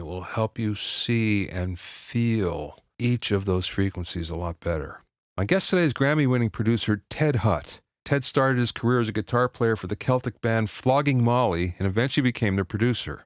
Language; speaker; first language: English; native; English